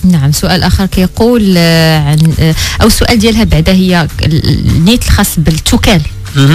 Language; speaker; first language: Arabic; native; Arabic